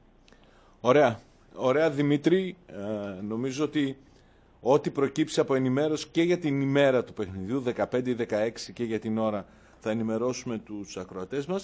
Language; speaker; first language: Greek; native; Greek